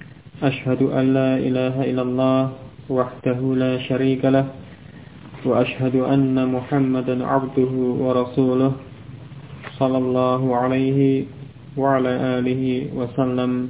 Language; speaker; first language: Arabic; non-native, fluent; Indonesian